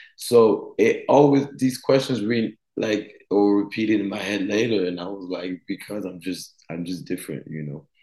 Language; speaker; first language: English; early bilingual, other home language; French